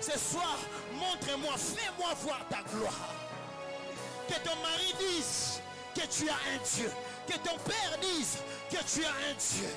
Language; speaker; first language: French; non-native, local second language; Lingala